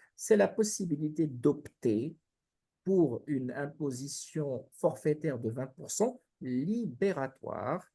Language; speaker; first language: French; non-native, local second language; Arabic